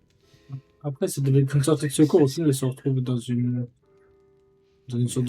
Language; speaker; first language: French; native; French